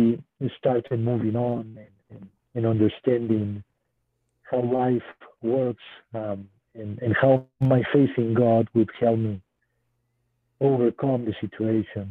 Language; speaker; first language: English; non-native, fluent; Spanish